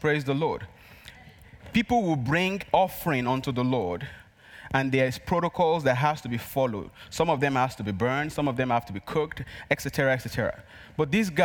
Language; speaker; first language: English; non-native, local second language; Yoruba